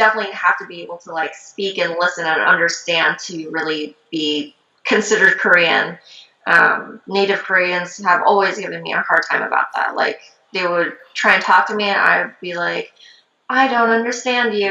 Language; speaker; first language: English; early bilingual, other home language; Korean